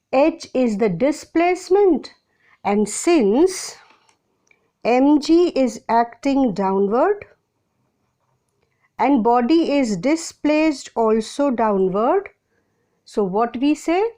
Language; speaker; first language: English; non-native, local second language; Hindi